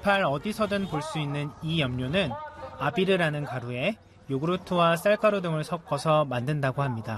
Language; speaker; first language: Korean; native; Korean